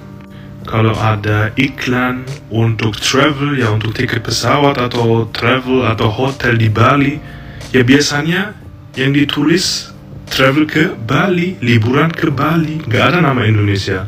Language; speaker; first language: Indonesian; non-native, fluent; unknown